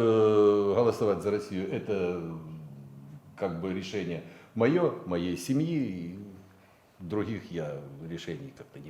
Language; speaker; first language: Russian; native; Russian